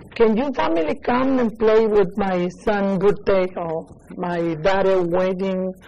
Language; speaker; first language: English; non-native, learner; Spanish